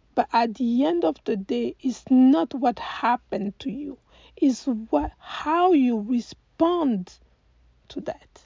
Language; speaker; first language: English; non-native, fluent; French